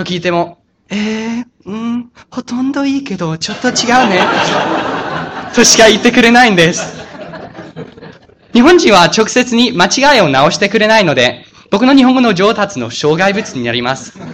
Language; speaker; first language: Japanese; non-native, fluent; English